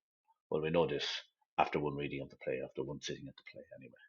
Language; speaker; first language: English; native; English